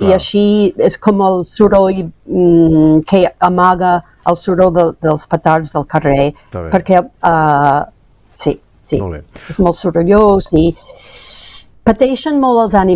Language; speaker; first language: Catalan; non-native, fluent; English